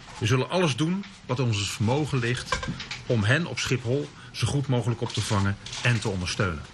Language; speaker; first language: Dutch; native; Dutch